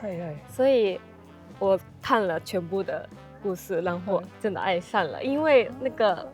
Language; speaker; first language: Chinese; non-native, fluent; Japanese